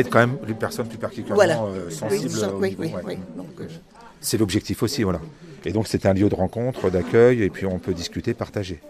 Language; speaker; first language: French; native; French